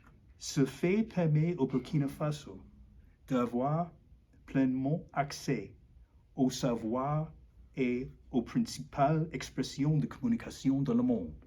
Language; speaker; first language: French; non-native, learner; English